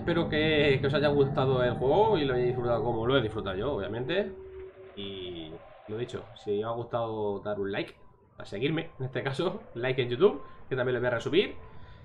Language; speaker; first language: Spanish; native; Spanish